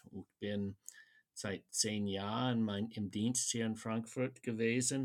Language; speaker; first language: German; non-native, fluent; English